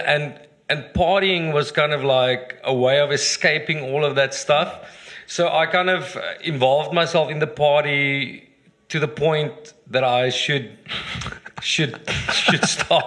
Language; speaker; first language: English; non-native, local second language; Afrikaans